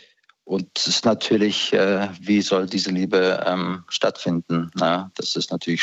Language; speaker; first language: German; early bilingual, other home language; Croatian